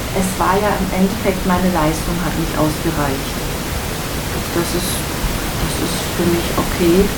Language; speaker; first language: German; native; German